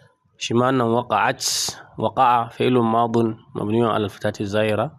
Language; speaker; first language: Arabic; non-native, fluent; Hausa